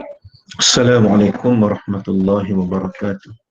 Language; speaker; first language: Arabic; non-native, fluent; Malay